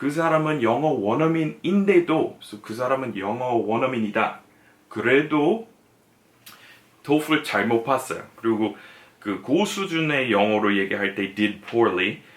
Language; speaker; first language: Korean; non-native, fluent; English